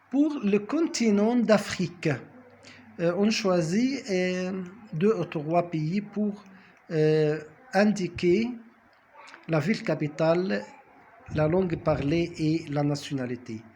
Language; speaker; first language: French; non-native, fluent; Arabic